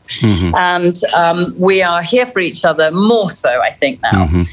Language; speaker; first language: English; native; English